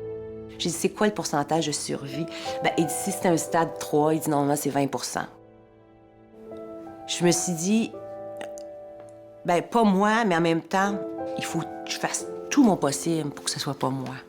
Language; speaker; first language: French; native; French